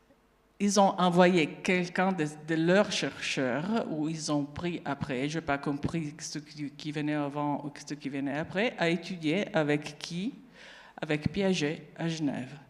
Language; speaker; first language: French; non-native, fluent; Italian